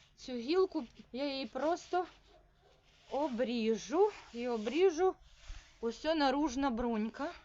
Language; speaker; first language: Ukrainian; non-native, local second language; Russian